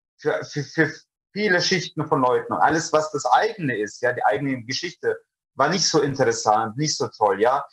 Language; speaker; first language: German; early bilingual, other home language; Russian